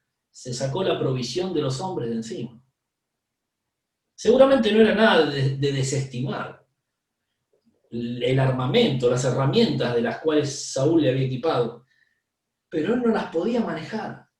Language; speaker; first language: Spanish; native; Spanish